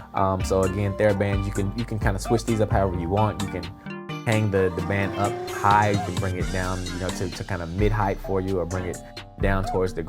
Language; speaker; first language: English; native; English